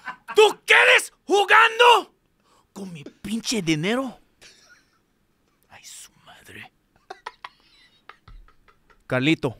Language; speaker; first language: Spanish; non-native, learner; English